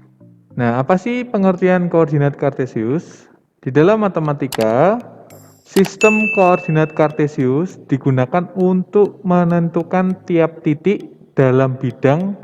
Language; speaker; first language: Indonesian; native; Indonesian